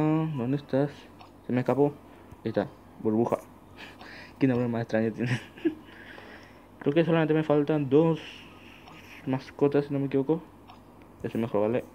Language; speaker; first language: Spanish; native; Spanish